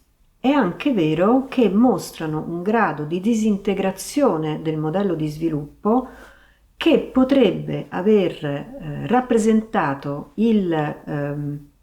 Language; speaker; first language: Italian; native; Italian